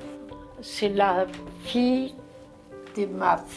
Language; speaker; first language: French; non-native, learner; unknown